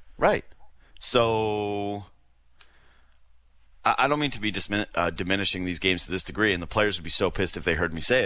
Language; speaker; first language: English; native; English